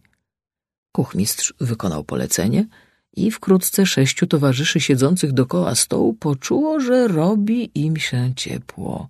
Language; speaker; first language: Polish; native; Polish